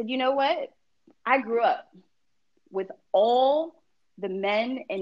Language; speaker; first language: English; native; English